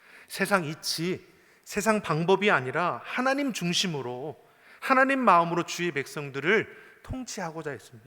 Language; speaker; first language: Korean; native; Korean